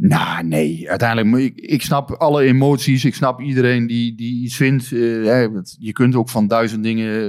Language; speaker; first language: Dutch; native; Dutch